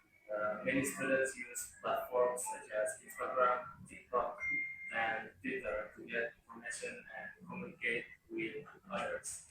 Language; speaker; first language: English; non-native, learner; Indonesian